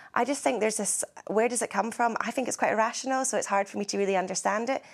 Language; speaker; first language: English; native; English